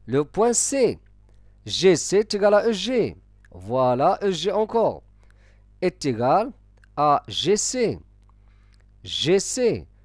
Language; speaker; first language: French; non-native, local second language; Arabic